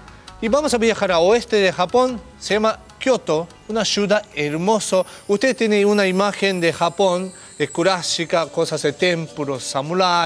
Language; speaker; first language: Spanish; non-native, learner; Japanese